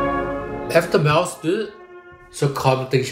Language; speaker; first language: Danish; non-native, fluent; Chinese